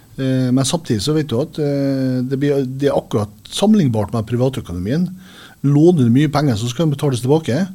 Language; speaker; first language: Norwegian; native; Norwegian